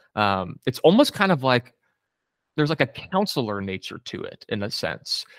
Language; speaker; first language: English; native; English